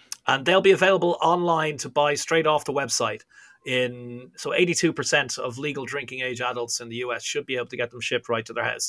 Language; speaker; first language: English; native; English